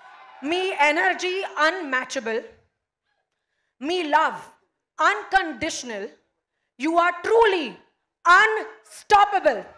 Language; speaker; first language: Telugu; non-native, learner; Hindi